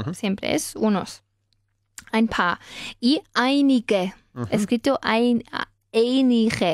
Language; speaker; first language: German; non-native, fluent; Spanish